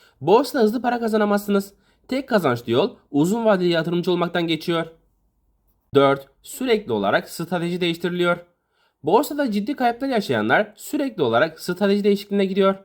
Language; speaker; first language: Turkish; native; Turkish